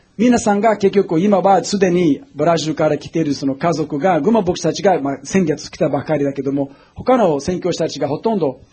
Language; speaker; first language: Japanese; non-native, fluent; English